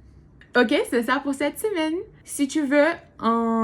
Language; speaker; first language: French; non-native, learner; Portuguese